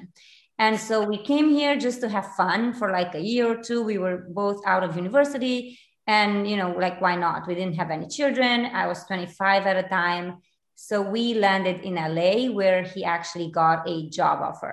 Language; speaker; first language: English; non-native, fluent; Romanian